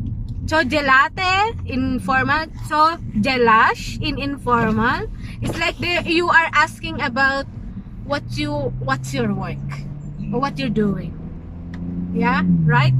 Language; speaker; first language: English; non-native, local second language; Filipino